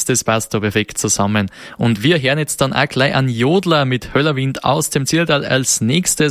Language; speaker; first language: German; native; German